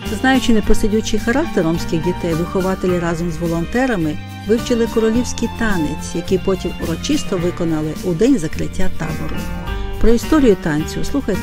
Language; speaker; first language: Ukrainian; native; Ukrainian